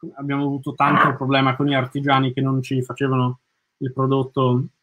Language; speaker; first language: Italian; early bilingual, heritage; Italian